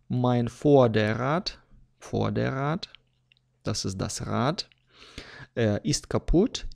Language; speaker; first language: German; non-native, fluent; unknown